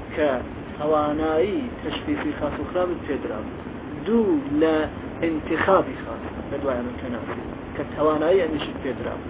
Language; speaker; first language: Central Kurdish; non-native, local second language; Gurani